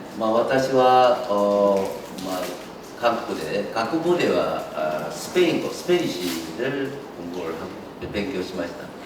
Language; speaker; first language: Japanese; non-native, fluent; Korean